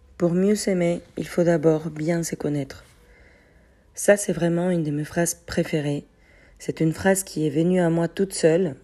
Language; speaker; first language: French; non-native, fluent; Spanish